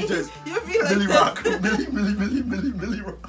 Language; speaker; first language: English; native; English